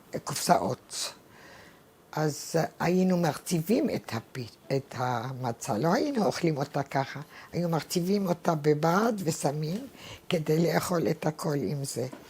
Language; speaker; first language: Hebrew; non-native, fluent; Arabic